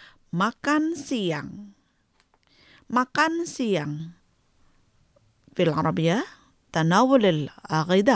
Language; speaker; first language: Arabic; non-native, learner; Indonesian